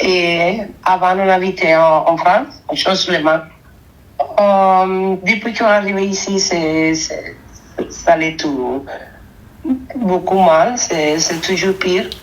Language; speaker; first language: French; non-native, fluent; Spanish